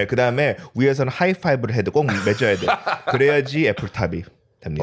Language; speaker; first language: Korean; early bilingual, heritage; Korean